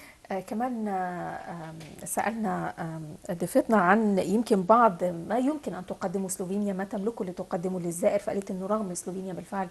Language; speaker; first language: Arabic; native; Arabic